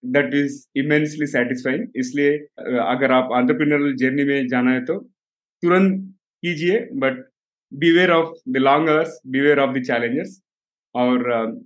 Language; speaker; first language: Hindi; non-native, local second language; Telugu